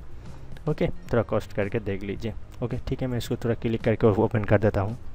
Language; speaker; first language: Hindi; non-native, local second language; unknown